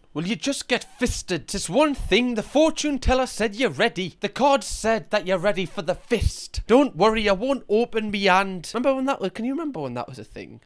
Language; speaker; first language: English; native; English